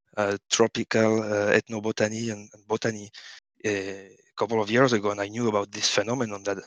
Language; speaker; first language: English; non-native, fluent; French